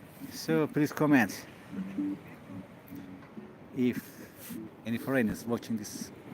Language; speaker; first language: English; non-native, learner; Turkish